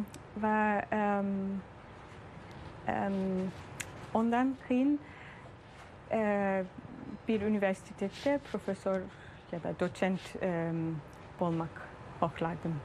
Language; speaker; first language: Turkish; early bilingual, heritage; Turkish